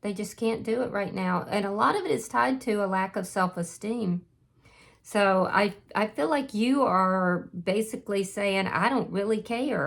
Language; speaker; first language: English; native; English